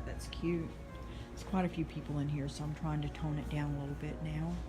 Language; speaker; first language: English; native; English